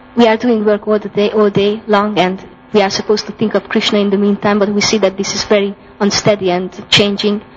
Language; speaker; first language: English; non-native, fluent; Hungarian